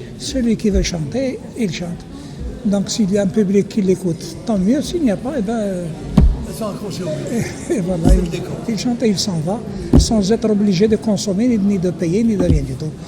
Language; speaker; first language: French; non-native, local second language; Arabic